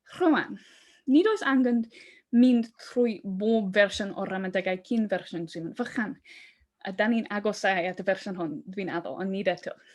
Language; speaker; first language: Welsh; non-native, fluent; English